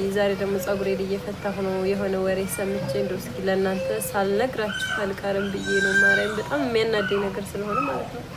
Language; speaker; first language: Amharic; native; Amharic